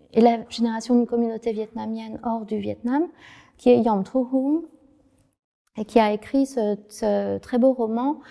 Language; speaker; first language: French; non-native, fluent; Vietnamese